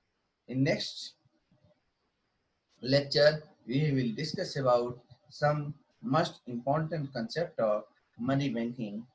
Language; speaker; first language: English; non-native, local second language; Hindi